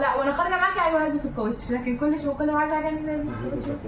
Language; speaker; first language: Arabic; native; Arabic